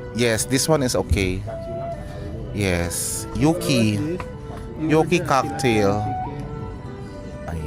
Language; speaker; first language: English; non-native, local second language; Filipino